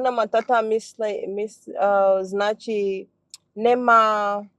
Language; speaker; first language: Macedonian; non-native, learner; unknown